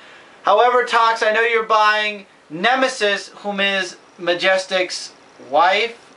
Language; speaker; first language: English; native; English